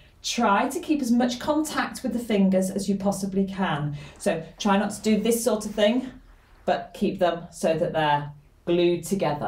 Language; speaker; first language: English; native; English